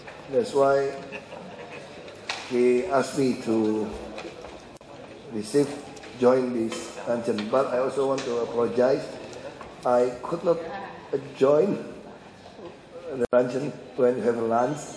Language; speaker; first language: English; non-native, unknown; Indonesian